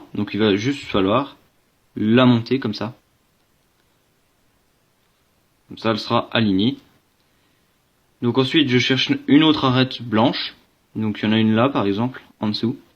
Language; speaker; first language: French; native; French